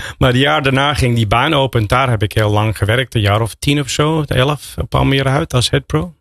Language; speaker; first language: Dutch; non-native, fluent; English